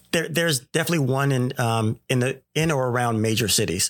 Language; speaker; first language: English; native; English